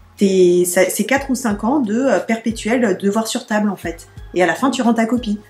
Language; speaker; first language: French; native; French